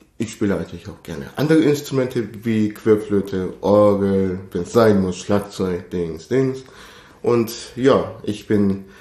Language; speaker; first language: German; early bilingual, other home language; Korean